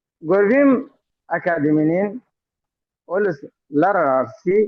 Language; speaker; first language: Turkish; non-native, learner; Arabic